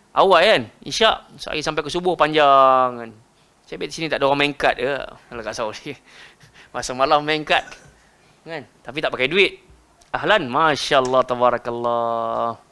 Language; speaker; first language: Malay; native; Malay